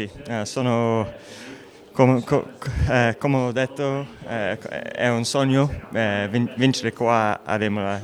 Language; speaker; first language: Italian; non-native, learner; English